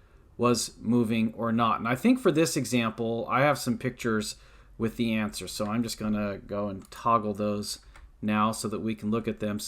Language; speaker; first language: English; native; English